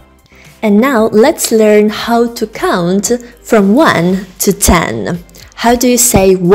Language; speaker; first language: English; non-native, fluent; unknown